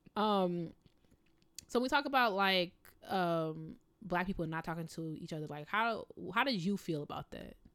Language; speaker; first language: English; native; English